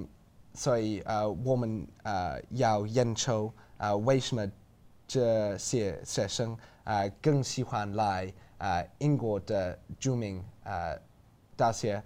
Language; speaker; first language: Chinese; non-native, learner; English